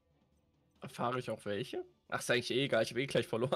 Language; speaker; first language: German; native; German